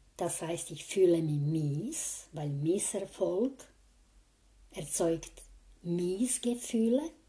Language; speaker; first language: German; non-native, fluent; Croatian